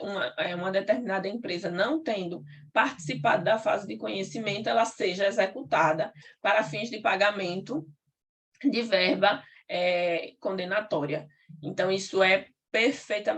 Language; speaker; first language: Portuguese; native; Portuguese